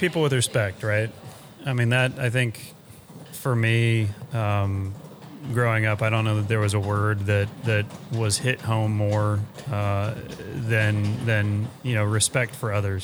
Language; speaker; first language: English; native; English